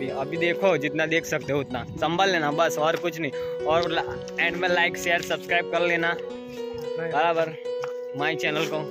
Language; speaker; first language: Hindi; non-native, local second language; Gujarati